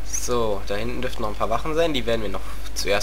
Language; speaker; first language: German; native; German